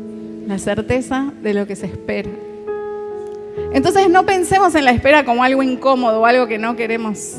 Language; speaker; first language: Spanish; native; Spanish